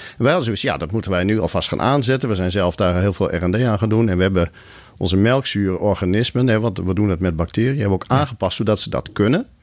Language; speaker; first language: Dutch; native; Dutch